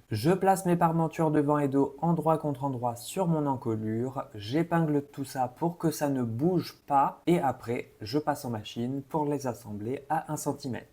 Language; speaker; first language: French; native; French